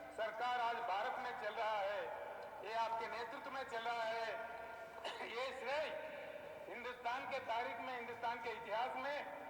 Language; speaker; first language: Hindi; non-native, local second language; Telugu